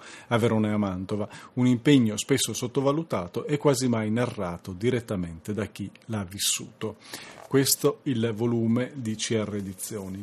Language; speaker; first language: Italian; native; Italian